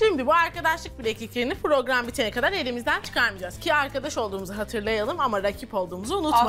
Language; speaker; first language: Turkish; native; Turkish